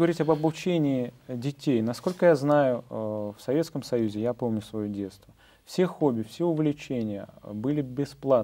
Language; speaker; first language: Russian; native; Russian